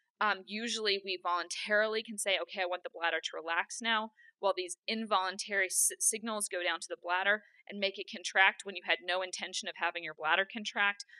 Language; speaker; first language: English; native; English